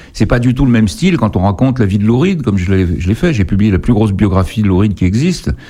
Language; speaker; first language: French; native; French